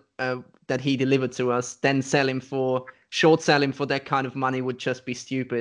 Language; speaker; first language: English; non-native, fluent; German